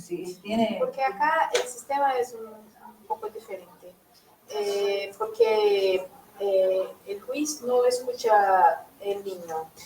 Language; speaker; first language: Spanish; non-native, learner; Portuguese